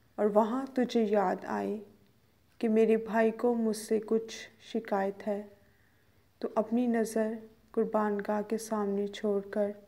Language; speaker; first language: Urdu; non-native, local second language; Punjabi